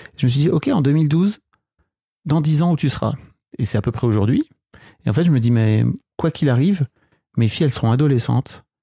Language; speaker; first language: French; native; French